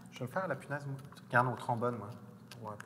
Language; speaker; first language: French; native; French